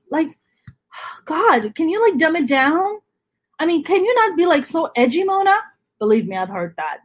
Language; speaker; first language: English; non-native, local second language; Urdu